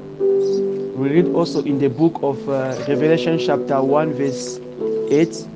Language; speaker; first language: English; non-native, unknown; Lingala